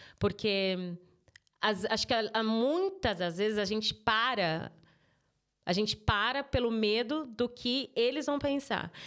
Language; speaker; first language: Portuguese; native; Portuguese